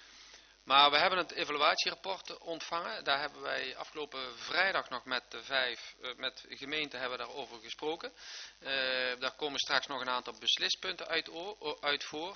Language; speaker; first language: Dutch; native; Dutch